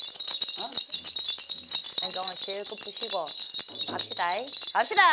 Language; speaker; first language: Korean; native; Korean